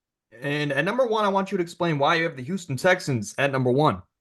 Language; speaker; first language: English; native; English